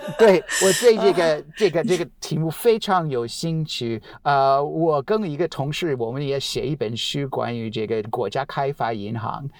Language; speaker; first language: Chinese; non-native, fluent; English